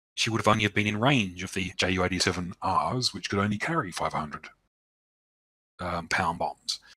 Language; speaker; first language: English; native; English